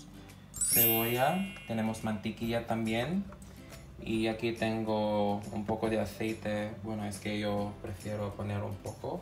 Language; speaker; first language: Spanish; non-native, fluent; Filipino